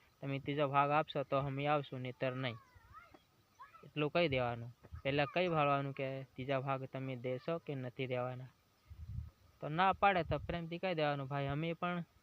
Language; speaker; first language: Gujarati; non-native, local second language; Bhili